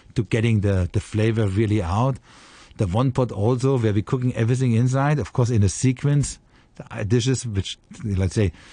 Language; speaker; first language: English; non-native, fluent; German